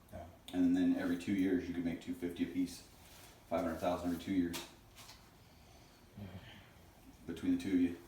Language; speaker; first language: English; native; English